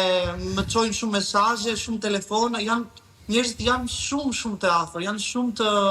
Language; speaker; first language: Albanian; early bilingual, heritage; Albanian